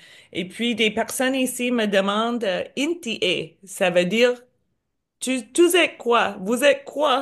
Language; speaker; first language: French; non-native, learner; English